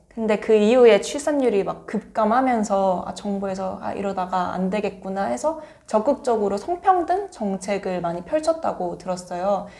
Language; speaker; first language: Korean; native; Korean